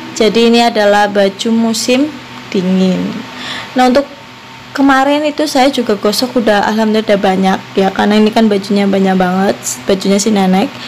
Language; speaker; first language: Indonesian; non-native, local second language; Javanese